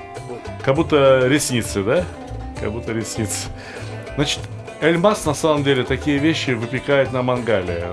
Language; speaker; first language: Russian; native; Russian